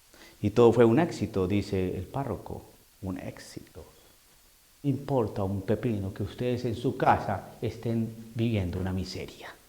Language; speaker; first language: Spanish; native; Spanish